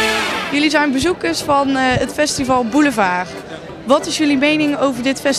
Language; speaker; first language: Dutch; native; Dutch